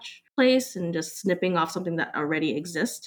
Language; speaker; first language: English; early bilingual, other home language; Cantonese